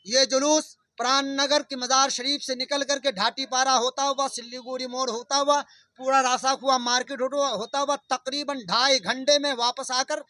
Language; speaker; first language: Urdu; non-native, local second language; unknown